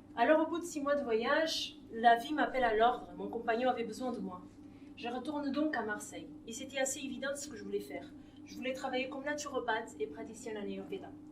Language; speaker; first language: French; non-native, fluent; Portuguese